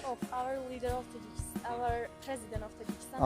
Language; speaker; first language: English; non-native, learner; Tajik